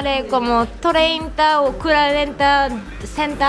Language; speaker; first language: Spanish; non-native, learner; Japanese